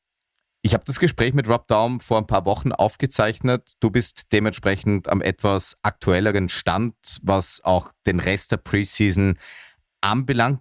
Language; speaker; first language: German; native; German